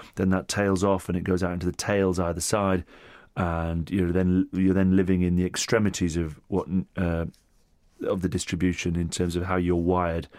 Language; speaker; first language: English; native; English